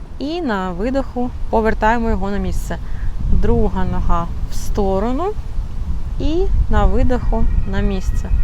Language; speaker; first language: Ukrainian; non-native, local second language; Russian